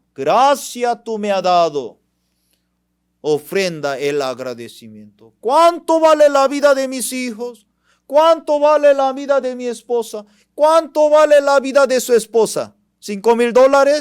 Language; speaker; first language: Spanish; non-native, fluent; Korean